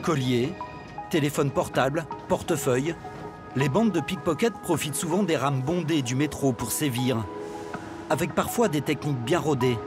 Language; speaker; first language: French; native; French